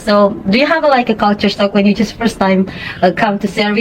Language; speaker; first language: English; non-native, fluent; Indonesian